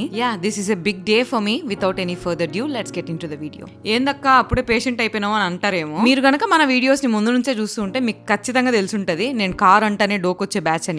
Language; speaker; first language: Telugu; native; Telugu